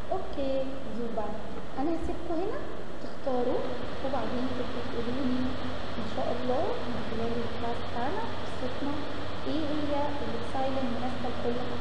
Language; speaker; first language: German; non-native, fluent; Arabic